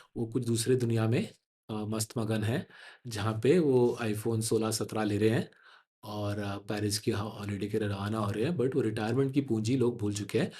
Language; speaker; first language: Hindi; non-native, local second language; Bangla